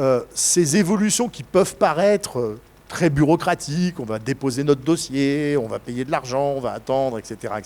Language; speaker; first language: French; native; French